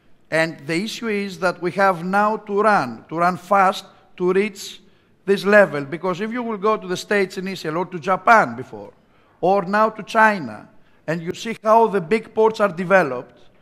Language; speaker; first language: English; non-native, fluent; Greek